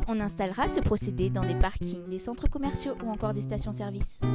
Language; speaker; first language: French; native; French